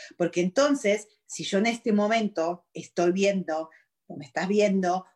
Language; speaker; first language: Spanish; native; Spanish